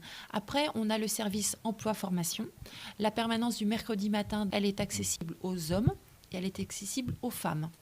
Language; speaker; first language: French; native; French